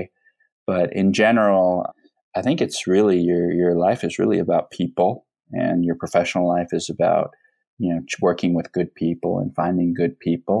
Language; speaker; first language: English; native; English